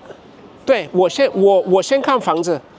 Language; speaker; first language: Chinese; non-native, fluent; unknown